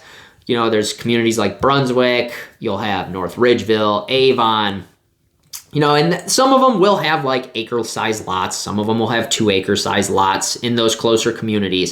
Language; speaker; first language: English; native; English